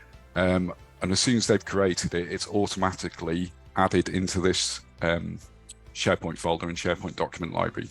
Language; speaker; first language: English; native; English